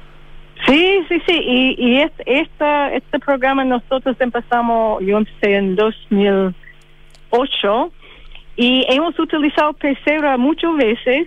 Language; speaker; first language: Spanish; non-native, fluent; English